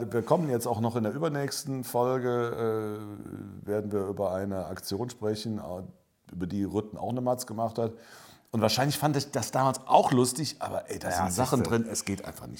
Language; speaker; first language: German; native; German